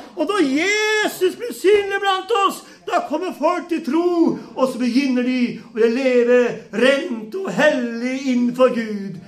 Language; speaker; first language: Norwegian; native; Norwegian